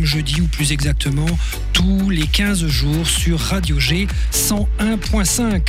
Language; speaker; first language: French; native; French